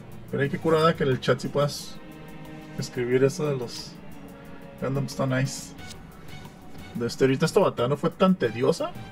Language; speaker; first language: Spanish; native; Spanish